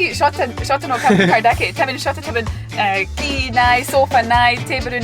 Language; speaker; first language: Japanese; non-native, learner; English